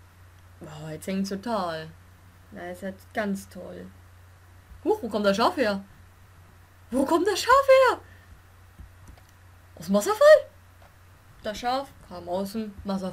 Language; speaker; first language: German; native; German